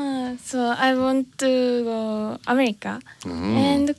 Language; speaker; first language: English; non-native, learner; Japanese